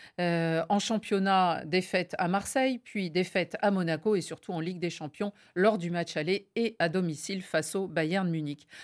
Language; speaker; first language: French; native; French